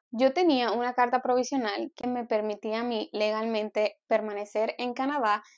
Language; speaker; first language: Spanish; native; Spanish